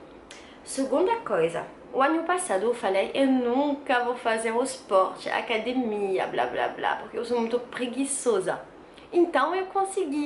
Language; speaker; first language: Portuguese; non-native, learner; French